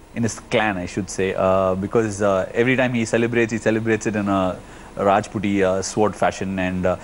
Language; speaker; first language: English; non-native, local second language; Tamil